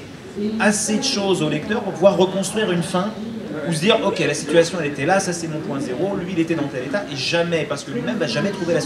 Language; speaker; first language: French; native; French